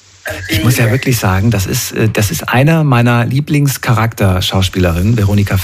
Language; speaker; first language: German; native; German